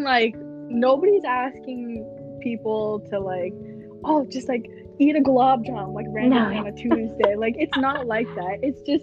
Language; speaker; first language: English; native; English